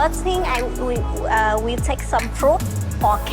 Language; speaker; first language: English; non-native, learner; Vietnamese